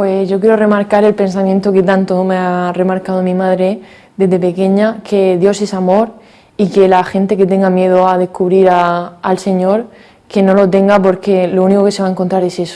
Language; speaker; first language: Spanish; native; Spanish